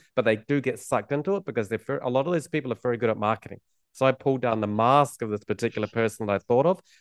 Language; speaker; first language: English; native; English